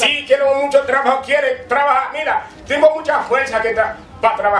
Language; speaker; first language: Spanish; non-native, learner; Haitian Creole